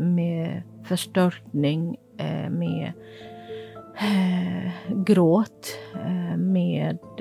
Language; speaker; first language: Swedish; non-native, fluent; Kurdish